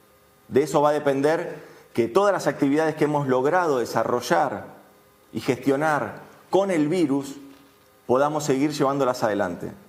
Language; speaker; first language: Spanish; native; Spanish